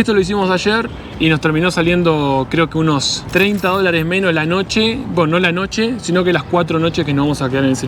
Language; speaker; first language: Spanish; native; Spanish